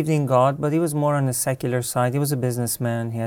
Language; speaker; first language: English; non-native, fluent; Persian